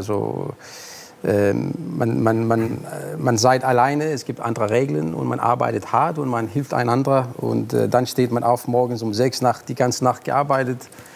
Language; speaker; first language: German; non-native, fluent; Arabic